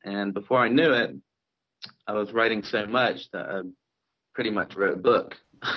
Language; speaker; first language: English; native; English